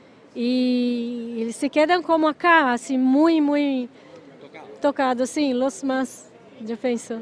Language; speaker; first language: Spanish; non-native, learner; Portuguese